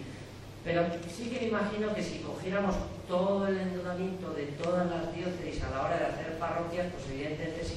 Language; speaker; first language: Spanish; native; Spanish